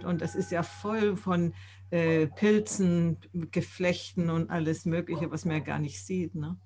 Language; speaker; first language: German; native; German